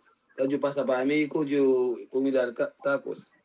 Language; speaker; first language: Spanish; non-native, learner; Haitian Creole